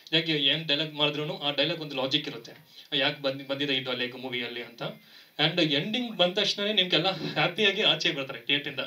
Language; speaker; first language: Kannada; non-native, local second language; Telugu